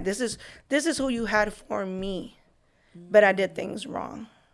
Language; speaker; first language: English; early bilingual, other home language; Spanish